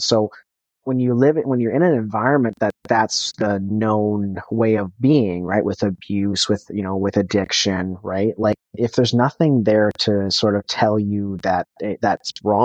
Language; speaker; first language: English; native; English